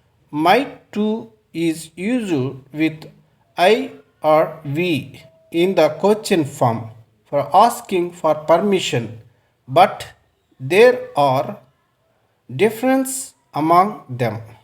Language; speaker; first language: English; non-native, local second language; Telugu